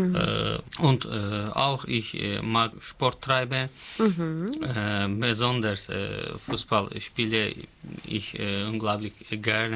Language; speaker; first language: German; non-native, learner; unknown